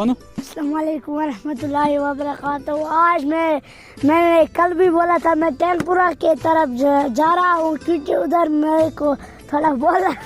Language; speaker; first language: Hindi; non-native, local second language; Kashmiri